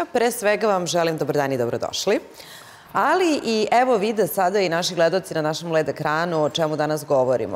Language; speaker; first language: Serbian; native; Serbian